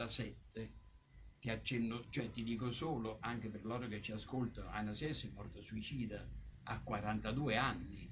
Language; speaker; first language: Italian; native; Italian